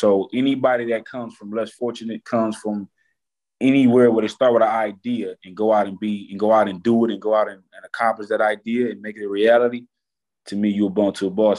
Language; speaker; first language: English; native; English